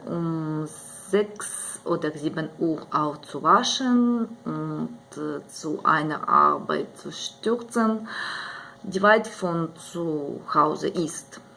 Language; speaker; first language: German; non-native, learner; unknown